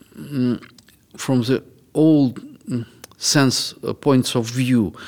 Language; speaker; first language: English; non-native, fluent; Russian